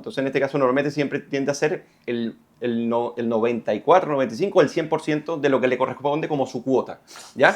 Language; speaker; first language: Spanish; native; Spanish